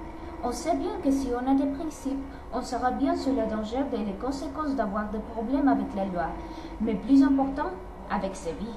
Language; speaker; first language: French; non-native, learner; Spanish